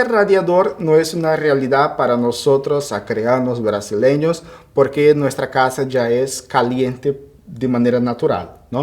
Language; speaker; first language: Spanish; non-native, fluent; Portuguese